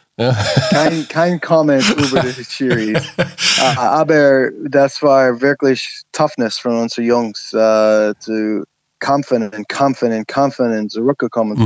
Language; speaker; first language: German; non-native, learner; English